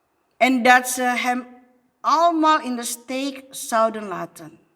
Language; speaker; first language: Dutch; non-native, fluent; Indonesian